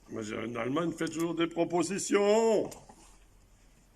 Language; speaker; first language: French; native; French